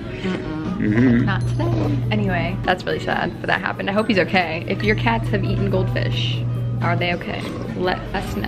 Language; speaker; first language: English; native; English